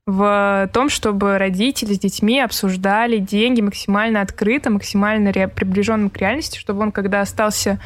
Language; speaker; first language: Russian; native; Russian